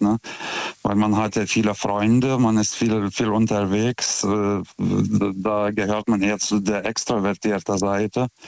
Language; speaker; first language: German; non-native, fluent; Lithuanian